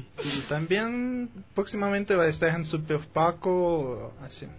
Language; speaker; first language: Spanish; non-native, fluent; Russian